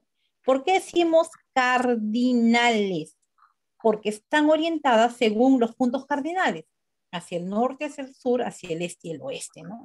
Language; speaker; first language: Spanish; native; Spanish